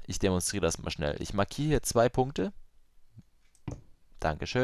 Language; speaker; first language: German; native; German